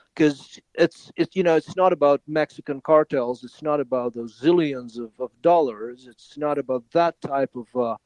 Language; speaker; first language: English; non-native, fluent; Ukrainian